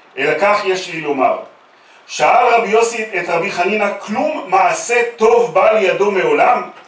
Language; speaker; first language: Hebrew; native; Hebrew